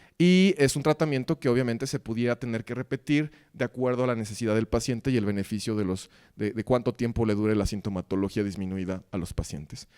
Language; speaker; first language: Spanish; native; Spanish